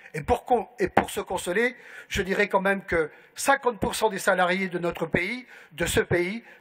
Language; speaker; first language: French; native; French